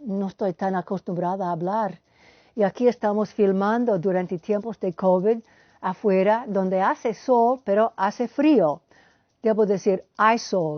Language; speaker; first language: Spanish; non-native, fluent; English